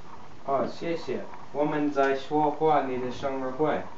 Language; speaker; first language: Chinese; non-native, learner; English